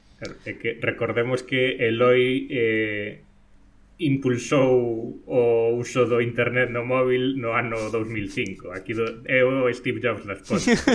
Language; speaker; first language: Galician; non-native, local second language; Spanish